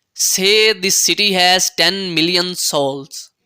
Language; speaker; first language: English; non-native, local second language; Urdu